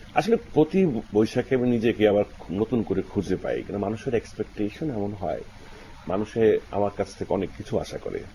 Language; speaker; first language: Bangla; early bilingual, other home language; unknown